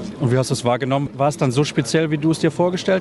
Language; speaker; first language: German; native; German